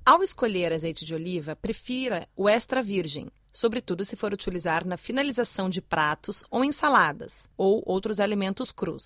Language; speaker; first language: Portuguese; native; Portuguese